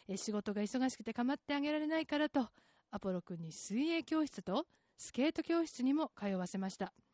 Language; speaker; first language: Japanese; native; Japanese